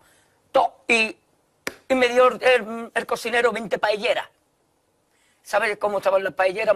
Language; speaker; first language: Spanish; native; Spanish